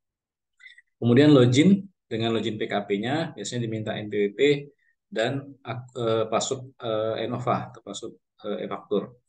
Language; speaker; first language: Indonesian; native; Indonesian